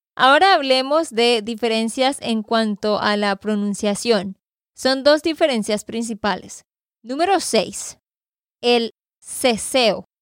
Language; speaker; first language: Spanish; native; Spanish